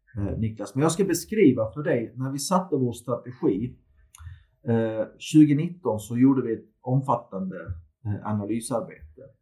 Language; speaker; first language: Swedish; early bilingual, other home language; Turkish